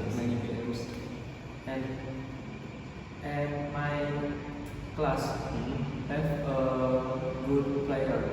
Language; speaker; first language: English; non-native, learner; Indonesian